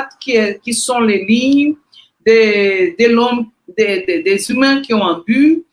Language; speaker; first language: French; non-native, fluent; Portuguese